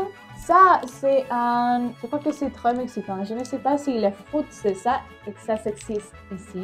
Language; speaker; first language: French; non-native, learner; Spanish